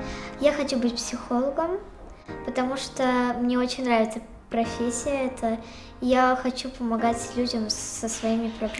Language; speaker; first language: Russian; early bilingual, other home language; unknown